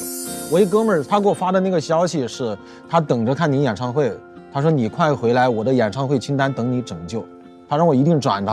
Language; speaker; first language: Chinese; native; Chinese